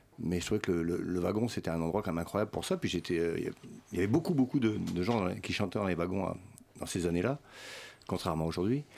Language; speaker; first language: French; early bilingual, other home language; Swedish